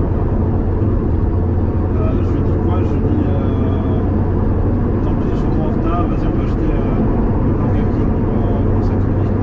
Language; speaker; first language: French; native; French